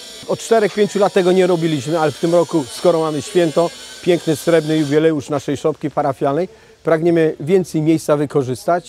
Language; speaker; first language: Polish; native; Polish